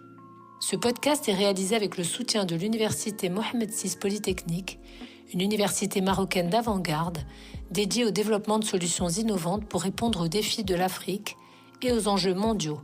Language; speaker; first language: French; non-native, local second language; Arabic